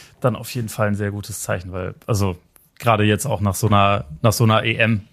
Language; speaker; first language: German; native; German